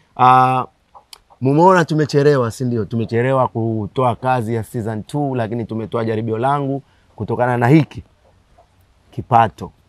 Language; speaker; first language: Swahili; native; Swahili